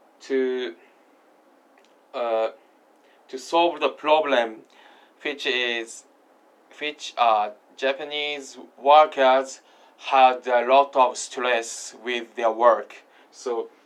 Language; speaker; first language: English; non-native, learner; Japanese